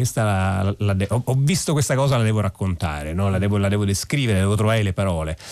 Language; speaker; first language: Italian; native; Italian